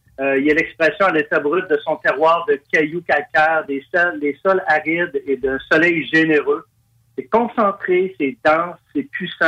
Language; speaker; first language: French; native; French